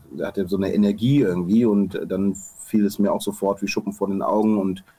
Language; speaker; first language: German; native; German